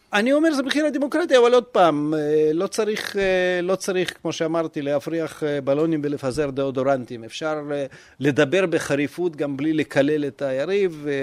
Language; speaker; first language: Hebrew; non-native, fluent; Russian